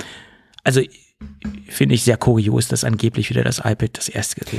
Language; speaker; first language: German; native; German